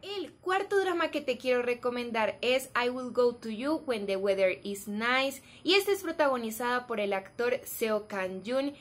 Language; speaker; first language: Spanish; native; Spanish